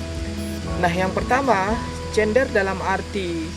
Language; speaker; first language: Indonesian; native; Indonesian